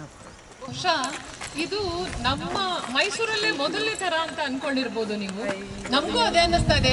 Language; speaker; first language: Kannada; native; Kannada